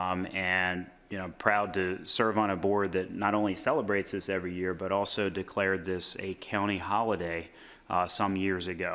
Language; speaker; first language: English; native; English